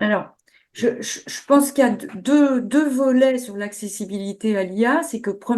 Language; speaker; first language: French; native; French